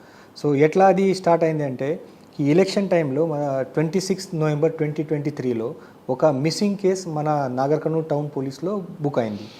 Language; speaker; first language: Telugu; non-native, fluent; Hindi